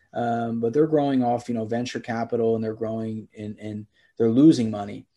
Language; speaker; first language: English; native; English